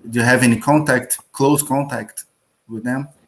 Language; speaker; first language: English; non-native, learner; Portuguese